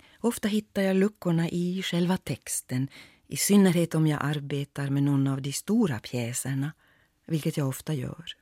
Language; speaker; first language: Swedish; native; Swedish